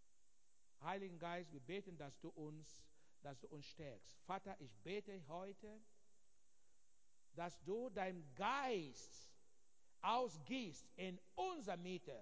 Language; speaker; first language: German; non-native, fluent; Igbo